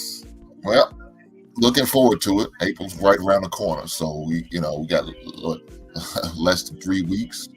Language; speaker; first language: English; native; English